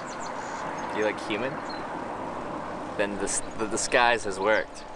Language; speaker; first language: English; native; English